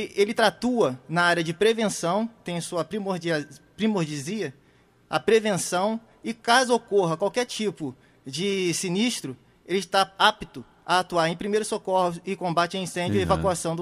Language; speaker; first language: Portuguese; native; Portuguese